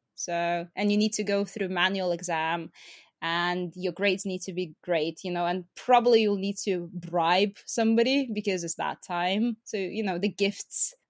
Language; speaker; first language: English; non-native, fluent; Lithuanian